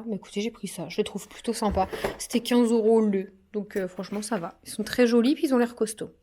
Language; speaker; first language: French; native; French